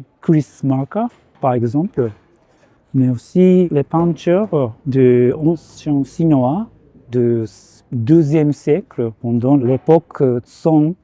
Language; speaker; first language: French; non-native, fluent; Japanese